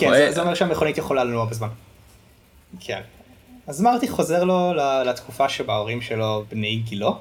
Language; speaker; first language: Hebrew; native; Hebrew